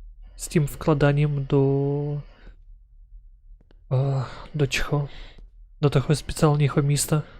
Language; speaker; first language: Czech; non-native, learner; Ukrainian